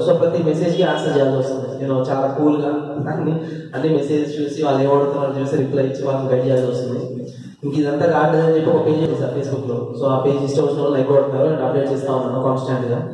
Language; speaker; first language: Telugu; native; Telugu